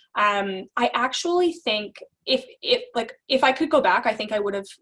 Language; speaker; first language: English; native; English